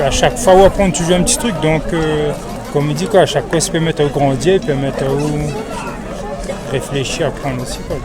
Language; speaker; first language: French; non-native, local second language; Réunion Creole French